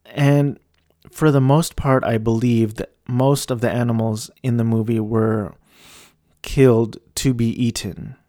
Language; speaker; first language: English; early bilingual, other home language; Filipino